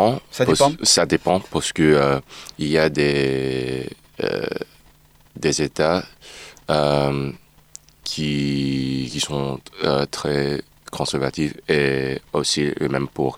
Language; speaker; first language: French; non-native, learner; English